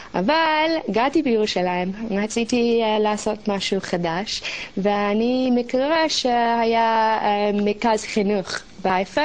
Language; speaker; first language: Hebrew; non-native, learner; English